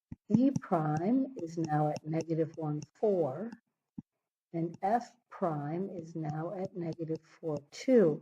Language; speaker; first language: English; native; English